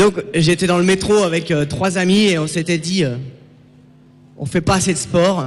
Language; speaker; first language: French; native; French